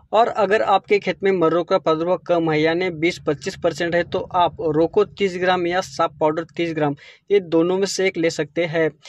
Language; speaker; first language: Hindi; non-native, local second language; Marathi